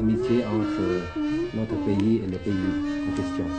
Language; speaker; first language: French; early bilingual, other home language; Thai